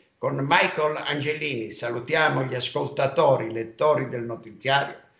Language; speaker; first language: Italian; native; Italian